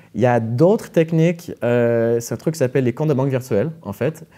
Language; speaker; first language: French; native; French